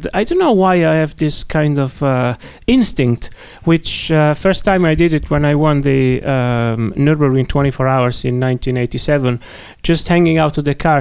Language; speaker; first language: English; non-native, fluent; Italian